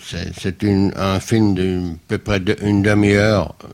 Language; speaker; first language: French; non-native, fluent; German